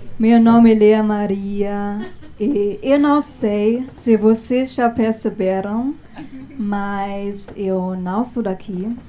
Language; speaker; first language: Portuguese; non-native, fluent; German